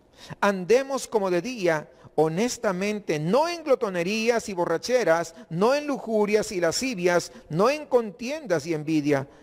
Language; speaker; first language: Spanish; native; Spanish